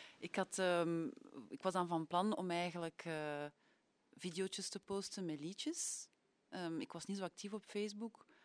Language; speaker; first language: Dutch; native; Dutch